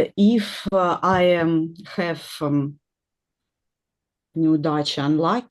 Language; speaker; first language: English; non-native, learner; Russian